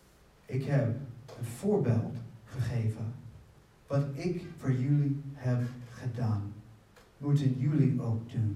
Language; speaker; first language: Dutch; non-native, fluent; English